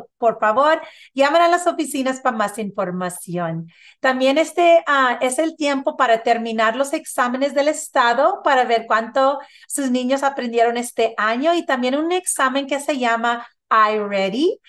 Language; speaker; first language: Spanish; early bilingual, heritage; Spanish